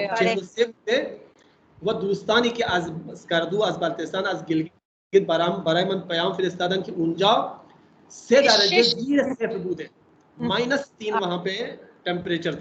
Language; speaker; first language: Persian; non-native, fluent; Urdu